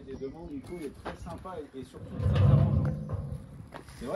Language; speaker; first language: French; native; French